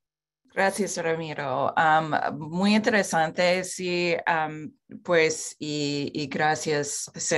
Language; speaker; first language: Spanish; non-native, fluent; English